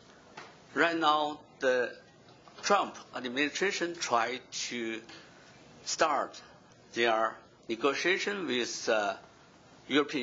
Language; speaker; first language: English; non-native, fluent; Chinese